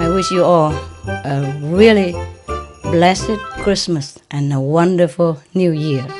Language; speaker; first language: English; non-native, fluent; Vietnamese